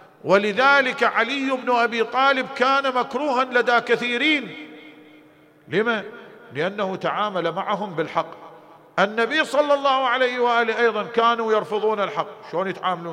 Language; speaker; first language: Arabic; native; Arabic